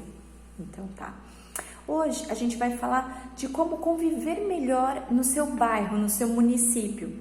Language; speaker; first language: Portuguese; native; Portuguese